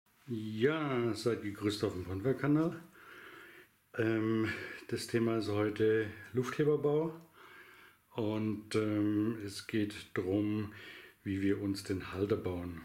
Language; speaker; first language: German; native; German